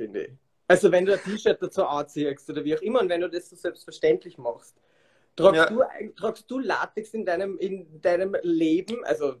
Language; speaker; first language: German; native; German